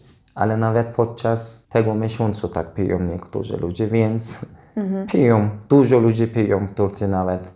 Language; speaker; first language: Polish; non-native, fluent; Turkish